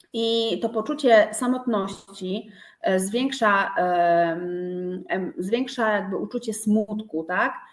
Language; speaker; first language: Polish; native; Polish